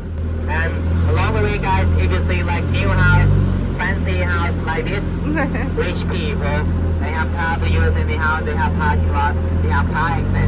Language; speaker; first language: English; non-native, fluent; Thai